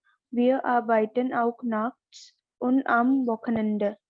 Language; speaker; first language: German; non-native, learner; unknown